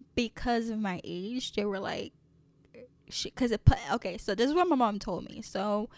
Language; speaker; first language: English; early bilingual, other home language; French